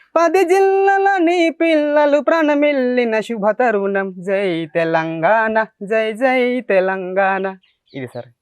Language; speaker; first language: Telugu; non-native, local second language; Gondi